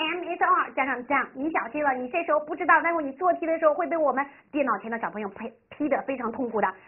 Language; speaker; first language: Chinese; native; Chinese